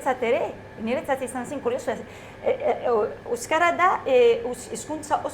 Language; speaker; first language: Basque; non-native, learner; Arabic